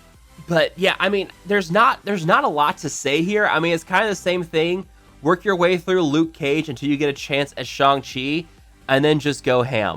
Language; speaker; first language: English; native; English